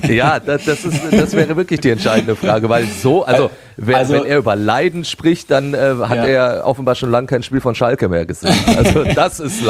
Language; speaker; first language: German; native; German